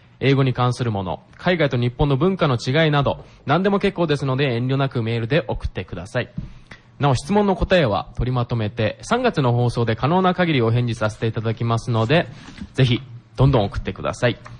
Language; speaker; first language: Japanese; native; Japanese